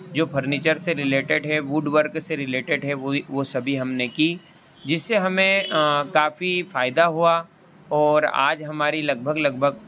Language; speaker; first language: Hindi; native; Hindi